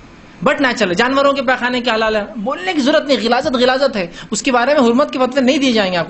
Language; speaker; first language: Urdu; native; Urdu